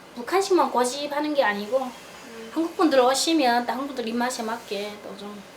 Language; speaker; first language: Korean; native; Korean